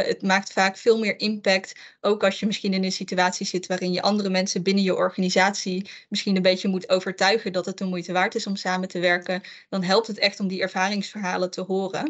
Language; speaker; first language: Dutch; native; Dutch